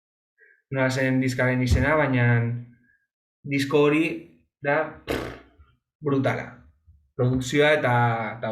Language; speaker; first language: Basque; non-native, local second language; Spanish